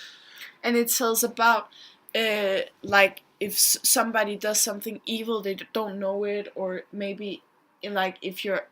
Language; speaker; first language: English; non-native, fluent; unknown